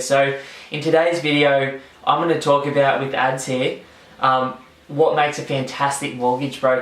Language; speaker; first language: English; native; English